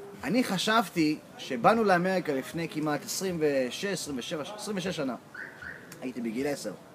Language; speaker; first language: Hebrew; early bilingual, heritage; English